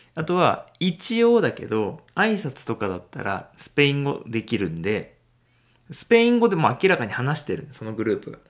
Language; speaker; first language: Japanese; native; Japanese